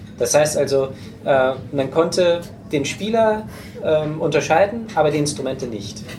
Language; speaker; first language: German; non-native, fluent; English